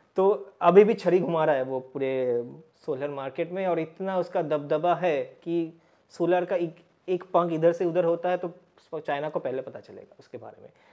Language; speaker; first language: Hindi; native; Hindi